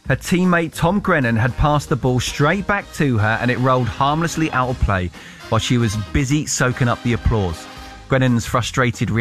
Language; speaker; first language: English; native; English